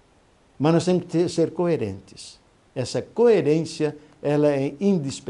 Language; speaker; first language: Portuguese; native; Portuguese